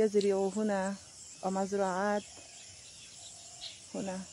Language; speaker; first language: Arabic; non-native, learner; Bangla